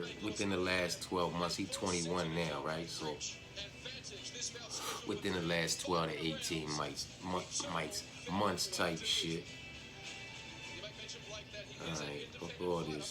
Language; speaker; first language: English; native; English